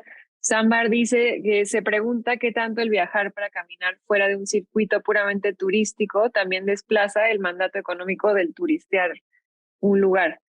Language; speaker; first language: Spanish; native; Spanish